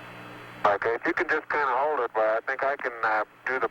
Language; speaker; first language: English; native; English